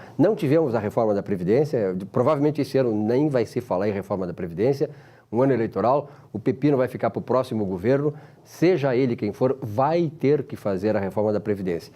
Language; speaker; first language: Portuguese; native; Portuguese